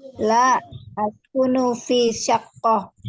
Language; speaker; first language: Arabic; non-native, learner; Indonesian